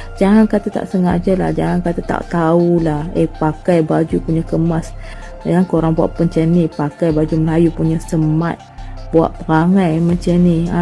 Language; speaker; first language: Malay; non-native, local second language; Tamil